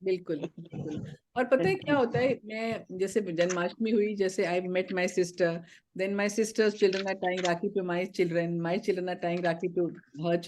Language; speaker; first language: Hindi; native; Hindi